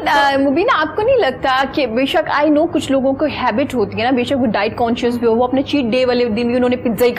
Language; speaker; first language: Urdu; native; Urdu